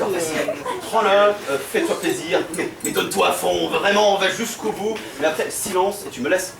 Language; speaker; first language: French; native; French